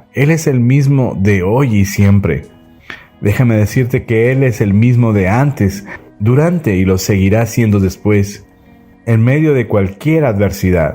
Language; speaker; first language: Spanish; native; Spanish